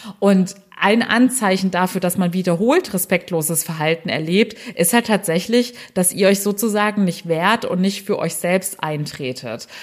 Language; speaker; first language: German; early bilingual, other home language; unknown